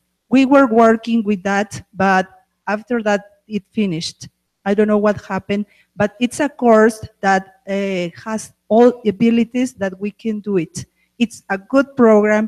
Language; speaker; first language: English; non-native, fluent; Spanish